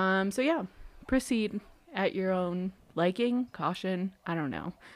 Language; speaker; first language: English; early bilingual, other home language; Spanish